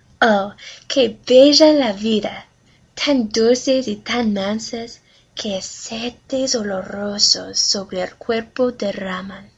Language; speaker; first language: Spanish; non-native, learner; English